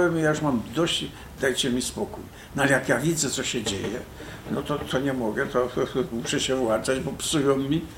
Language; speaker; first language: Polish; native; Polish